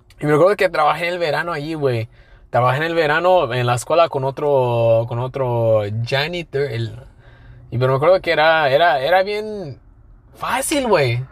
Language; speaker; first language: Spanish; early bilingual, other home language; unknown